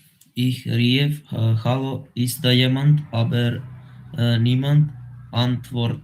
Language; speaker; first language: German; non-native, learner; Macedonian